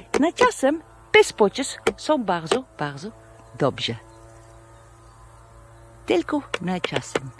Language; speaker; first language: Polish; non-native, learner; Dutch